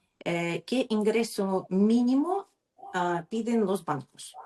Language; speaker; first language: Spanish; non-native, learner; Russian